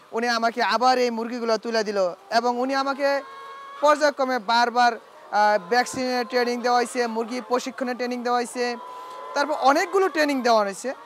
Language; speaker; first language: Bangla; native; Bangla